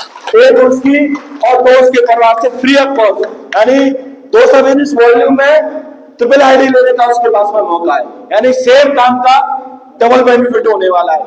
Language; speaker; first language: Hindi; native; Hindi